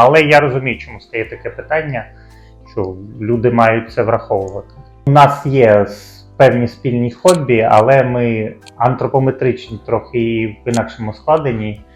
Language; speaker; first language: Ukrainian; native; Ukrainian